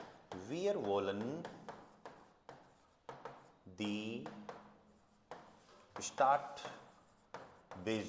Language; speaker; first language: German; non-native, fluent; Hindi